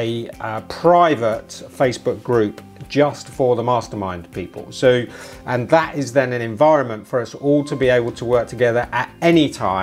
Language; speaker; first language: English; native; English